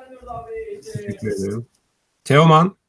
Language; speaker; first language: Turkish; native; Turkish